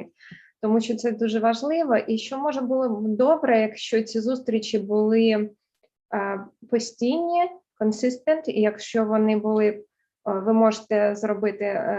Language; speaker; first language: Ukrainian; early bilingual, heritage; English